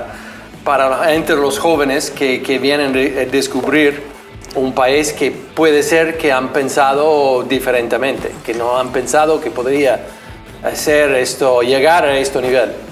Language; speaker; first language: Spanish; non-native, fluent; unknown